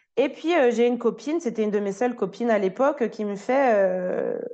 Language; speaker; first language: French; native; French